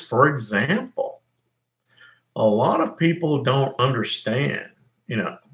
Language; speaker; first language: English; native; English